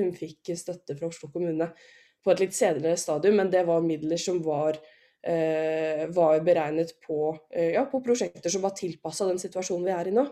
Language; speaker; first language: Norwegian; native; Norwegian